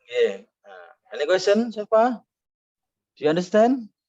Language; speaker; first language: English; non-native, learner; Indonesian